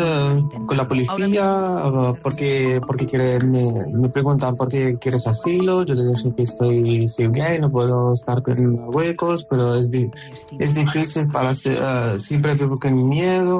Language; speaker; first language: Spanish; non-native, learner; Arabic